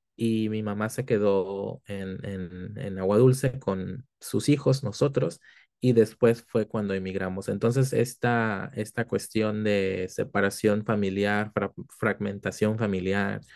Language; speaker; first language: Spanish; early bilingual, heritage; Spanish